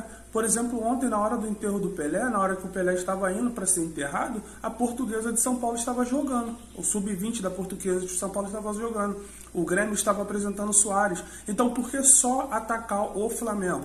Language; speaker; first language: Portuguese; native; Portuguese